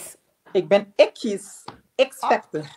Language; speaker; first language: Dutch; non-native, local second language; Papiamento